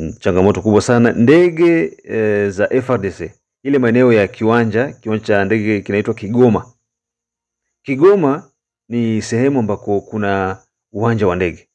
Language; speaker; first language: Swahili; native; Swahili